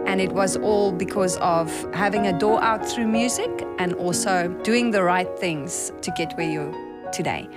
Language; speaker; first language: English; non-native, local second language; Afrikaans